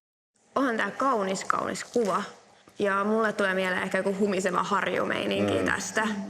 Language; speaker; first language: Finnish; native; Finnish